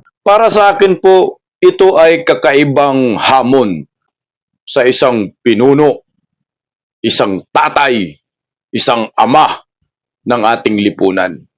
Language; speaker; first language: Filipino; non-native, local second language; Cebuano